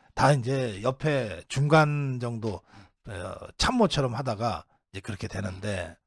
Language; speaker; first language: Korean; native; Korean